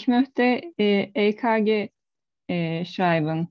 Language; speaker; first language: German; non-native, learner; Turkish